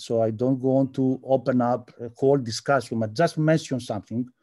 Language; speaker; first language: English; non-native, fluent; Greek